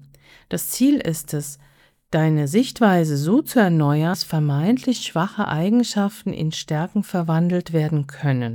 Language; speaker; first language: German; native; German